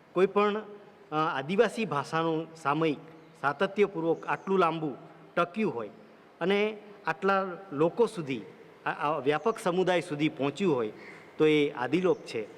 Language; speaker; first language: Gujarati; non-native, local second language; Vasavi